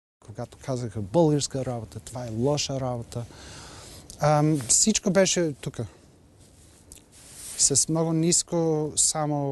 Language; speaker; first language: Bulgarian; non-native, fluent; English